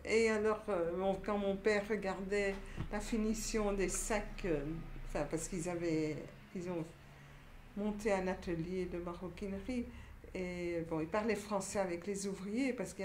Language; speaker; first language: French; native; French